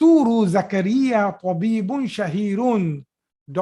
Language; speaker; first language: Arabic; non-native, fluent; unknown